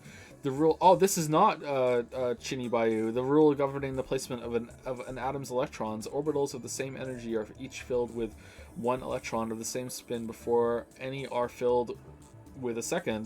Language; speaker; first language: English; native; English